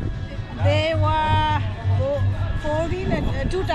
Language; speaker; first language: English; non-native, learner; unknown